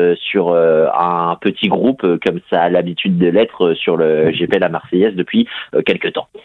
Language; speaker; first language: French; native; French